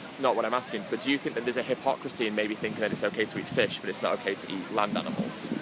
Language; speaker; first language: English; native; English